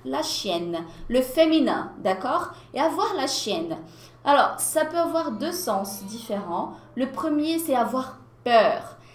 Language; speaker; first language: French; non-native, fluent; Portuguese